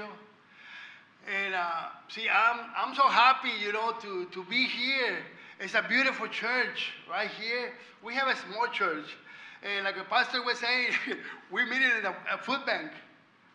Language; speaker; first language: English; non-native, learner; Spanish